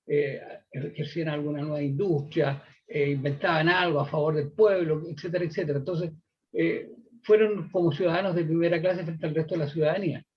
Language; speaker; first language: Spanish; native; Spanish